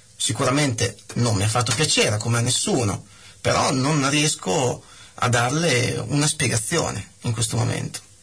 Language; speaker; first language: Italian; native; Italian